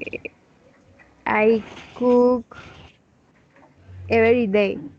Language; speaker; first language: English; non-native, learner; Spanish